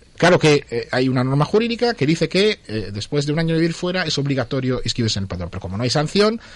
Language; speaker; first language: Spanish; non-native, fluent; Italian